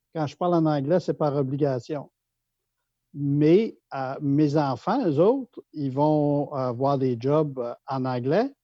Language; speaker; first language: French; native; French